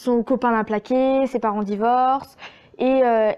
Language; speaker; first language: French; native; French